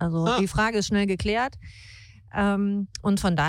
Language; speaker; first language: German; native; German